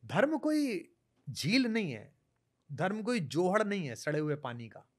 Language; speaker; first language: Hindi; native; Hindi